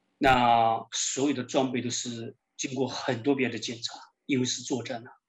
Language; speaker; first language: Chinese; native; Chinese